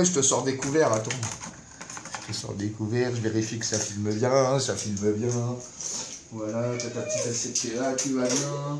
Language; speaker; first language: French; native; French